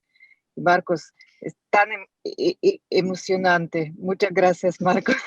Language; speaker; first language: Spanish; non-native, fluent; Russian